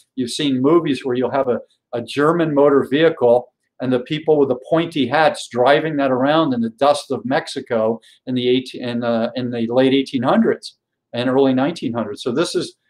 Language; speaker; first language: English; native; English